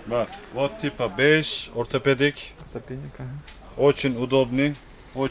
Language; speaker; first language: Russian; non-native, learner; Turkish